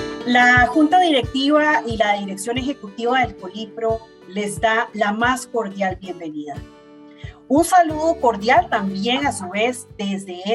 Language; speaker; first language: Spanish; native; Spanish